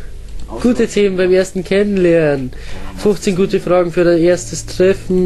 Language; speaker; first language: German; native; German